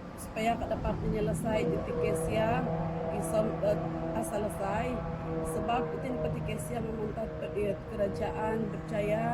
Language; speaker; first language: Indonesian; non-native, local second language; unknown